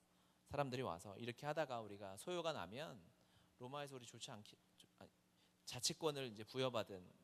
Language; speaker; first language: Korean; native; Korean